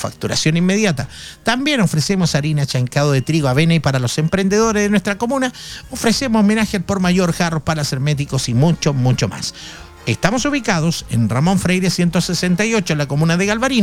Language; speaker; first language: Spanish; native; Spanish